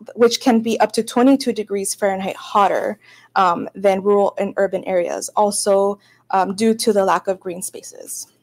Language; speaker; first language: English; early bilingual, other home language; Spanish